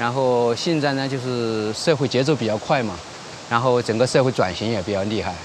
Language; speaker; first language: Chinese; native; Chinese